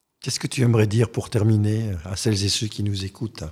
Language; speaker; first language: French; native; French